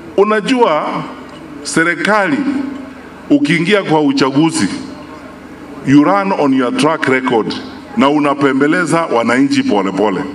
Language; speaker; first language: Swahili; non-native, local second language; Gusii